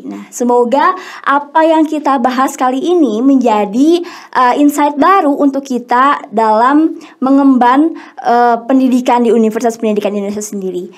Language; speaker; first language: Indonesian; native; Indonesian